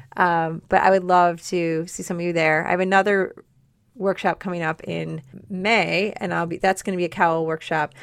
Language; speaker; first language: English; native; English